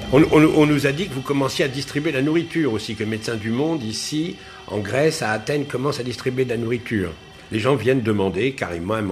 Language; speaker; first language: French; native; French